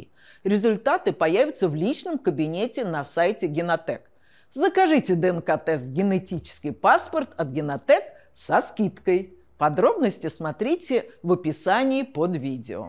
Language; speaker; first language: Russian; native; Russian